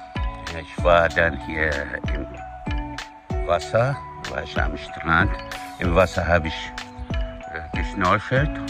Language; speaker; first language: German; non-native, fluent; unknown